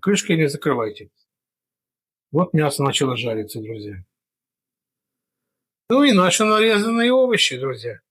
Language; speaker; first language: Russian; native; Russian